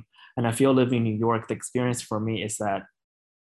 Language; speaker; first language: English; non-native, fluent; Chinese